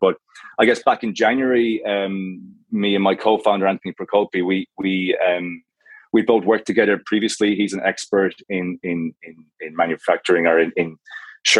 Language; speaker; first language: English; native; English